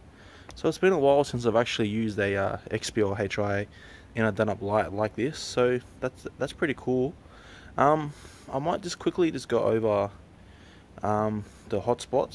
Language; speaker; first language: English; native; English